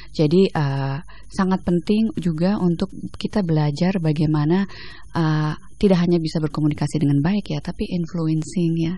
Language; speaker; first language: Indonesian; early bilingual, other home language; English